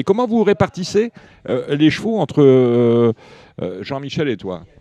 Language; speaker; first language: French; native; French